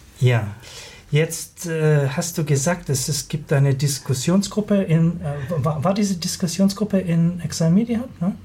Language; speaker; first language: German; native; German